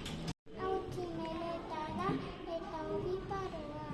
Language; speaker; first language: Basque; non-native, local second language; Spanish